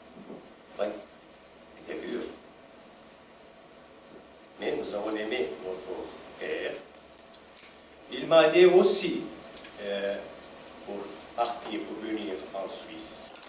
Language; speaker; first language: French; non-native, learner; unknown